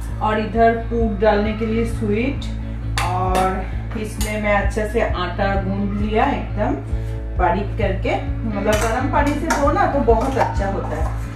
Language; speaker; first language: Hindi; non-native, local second language; Bangla